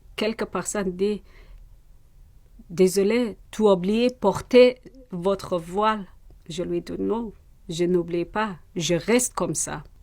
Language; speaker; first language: French; non-native, learner; Persian